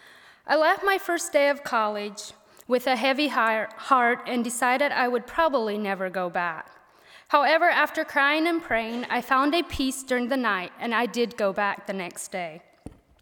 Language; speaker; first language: English; early bilingual, other home language; Pennsylvania German